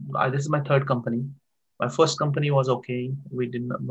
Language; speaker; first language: English; non-native, local second language; Marathi